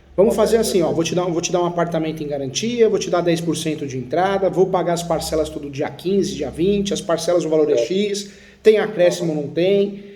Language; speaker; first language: Portuguese; native; Portuguese